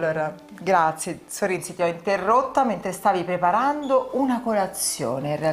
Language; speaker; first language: Italian; native; Italian